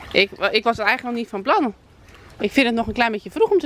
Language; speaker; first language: Dutch; native; Dutch